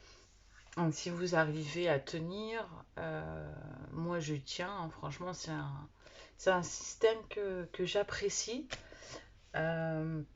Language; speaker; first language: French; native; French